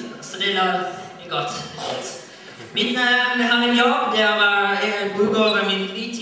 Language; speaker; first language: Danish; non-native, learner; Norwegian